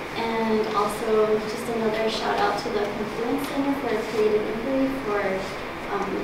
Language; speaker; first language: English; native; English